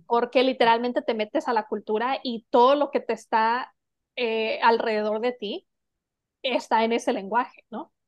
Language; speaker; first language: Spanish; native; Spanish